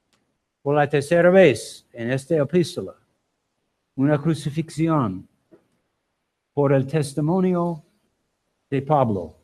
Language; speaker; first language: Spanish; non-native, learner; English